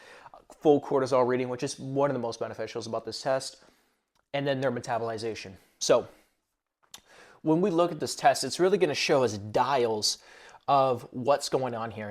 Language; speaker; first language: English; native; English